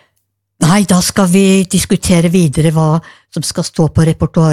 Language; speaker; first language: Norwegian; native; Norwegian